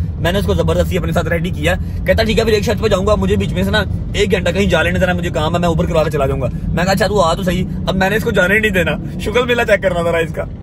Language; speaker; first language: Urdu; non-native, local second language; Punjabi